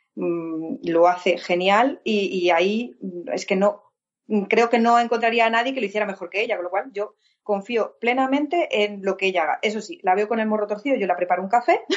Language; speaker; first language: Spanish; native; Spanish